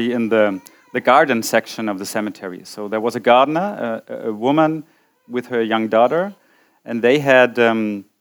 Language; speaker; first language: English; non-native, fluent; German